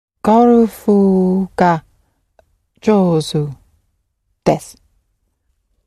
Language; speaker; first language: Japanese; non-native, learner; English